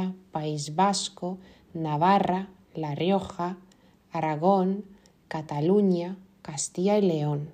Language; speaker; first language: Spanish; non-native, fluent; Lithuanian